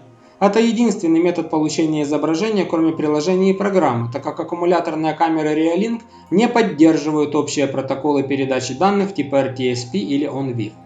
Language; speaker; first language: Russian; native; Russian